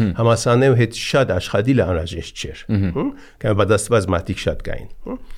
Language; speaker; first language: Armenian; early bilingual, heritage; Armenian